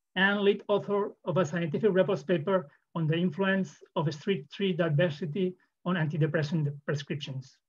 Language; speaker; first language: English; non-native, fluent; Catalan